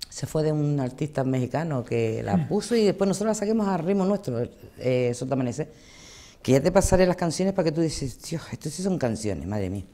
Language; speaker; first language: Spanish; native; Spanish